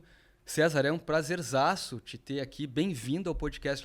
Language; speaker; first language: Portuguese; native; Portuguese